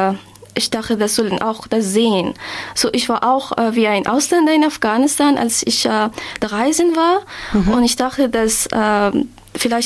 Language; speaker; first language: German; non-native, learner; Persian